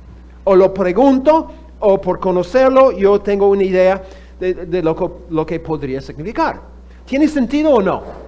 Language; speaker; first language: Spanish; non-native, fluent; English